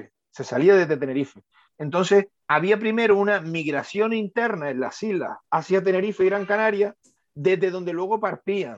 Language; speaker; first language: Spanish; native; Spanish